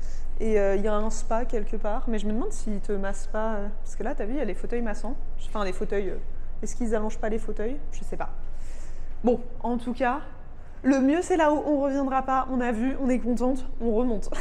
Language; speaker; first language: French; native; French